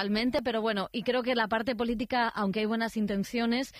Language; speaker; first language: Spanish; native; Spanish